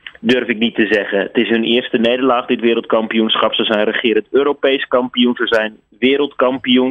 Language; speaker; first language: Dutch; native; Dutch